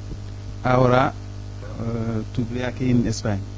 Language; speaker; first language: Spanish; non-native, learner; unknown